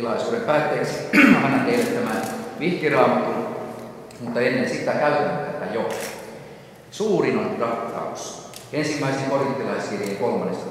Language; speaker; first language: Finnish; native; Finnish